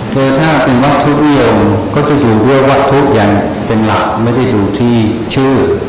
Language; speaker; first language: Thai; non-native, fluent; English